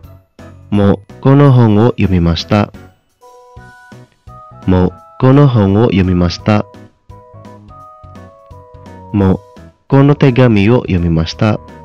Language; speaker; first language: Japanese; non-native, fluent; Indonesian